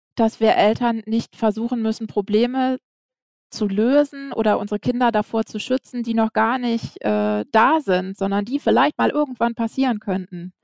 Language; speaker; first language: German; native; German